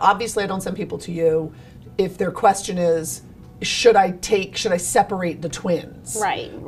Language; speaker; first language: English; native; English